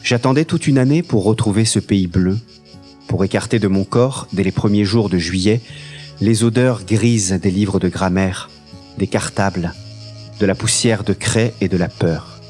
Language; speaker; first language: French; native; French